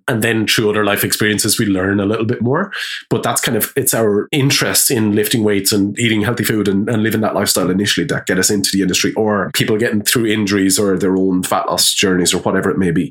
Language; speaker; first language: English; native; English